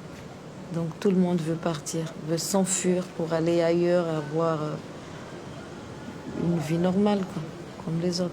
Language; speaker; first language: French; non-native, local second language; Comorian